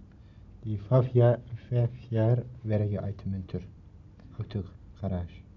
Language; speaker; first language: Dutch; non-native, learner; Turkish